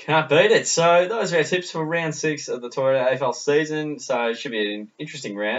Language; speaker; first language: English; native; English